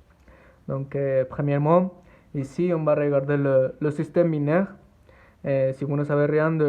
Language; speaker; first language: French; non-native, learner; Spanish